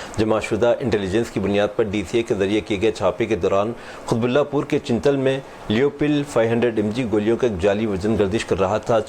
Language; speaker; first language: Urdu; native; Urdu